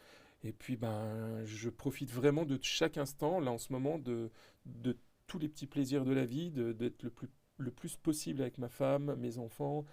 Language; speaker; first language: French; native; French